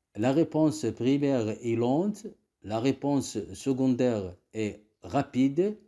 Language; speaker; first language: French; non-native, local second language; Arabic